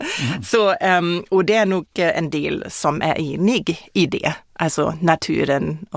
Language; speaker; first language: Swedish; non-native, fluent; German